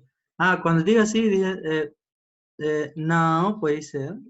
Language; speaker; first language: Portuguese; non-native, fluent; Spanish